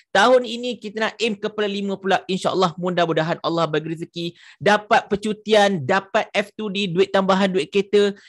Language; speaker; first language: Malay; native; Malay